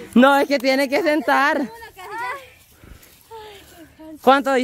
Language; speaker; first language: Spanish; native; Spanish